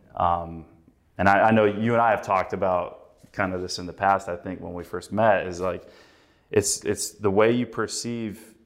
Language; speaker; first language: English; native; English